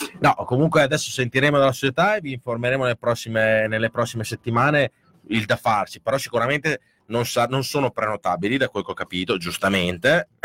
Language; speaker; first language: Italian; native; Italian